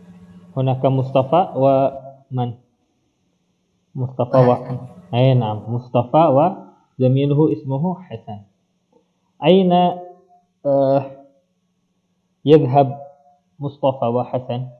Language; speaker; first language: Arabic; non-native, fluent; Indonesian